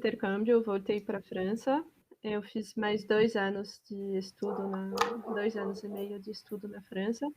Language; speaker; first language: Portuguese; non-native, fluent; French